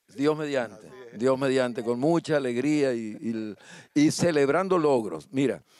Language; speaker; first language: Spanish; native; Spanish